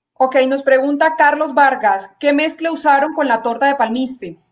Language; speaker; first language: Spanish; native; Spanish